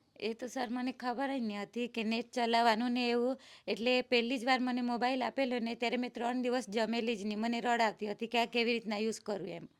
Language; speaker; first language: Gujarati; non-native, local second language; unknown